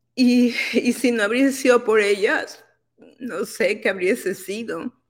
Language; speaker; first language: Spanish; native; Spanish